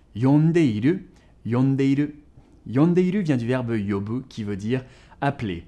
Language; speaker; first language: French; native; French